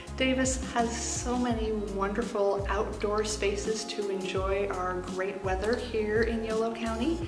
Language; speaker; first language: English; native; English